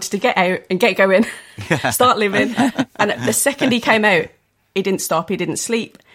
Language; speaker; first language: English; native; English